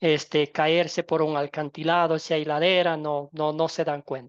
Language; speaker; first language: Spanish; native; Spanish